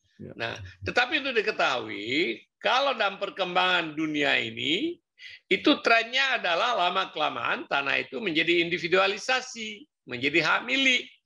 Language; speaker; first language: Indonesian; non-native, local second language; Achinese